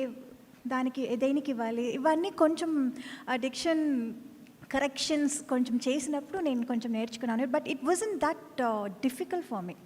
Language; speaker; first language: Telugu; non-native, local second language; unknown